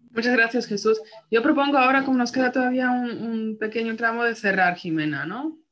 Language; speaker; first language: Spanish; non-native, fluent; Polish